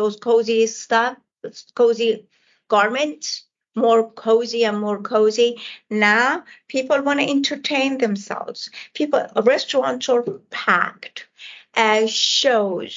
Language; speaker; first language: English; non-native, fluent; Persian